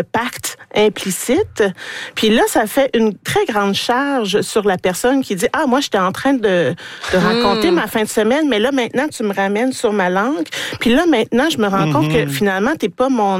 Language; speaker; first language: French; native; French